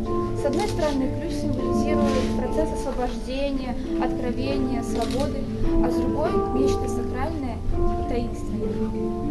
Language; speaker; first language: Russian; native; Russian